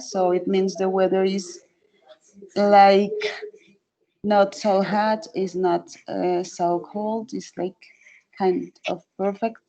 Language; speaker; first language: English; non-native, fluent; Spanish